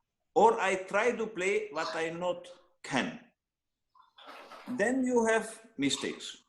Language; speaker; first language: English; non-native, learner; Hungarian